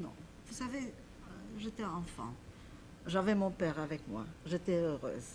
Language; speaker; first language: French; non-native, fluent; Polish